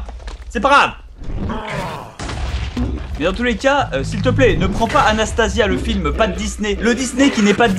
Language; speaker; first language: French; native; French